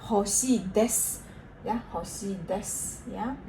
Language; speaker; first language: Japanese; non-native, fluent; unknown